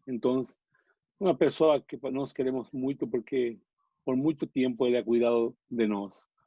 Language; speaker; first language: Portuguese; non-native, learner; Spanish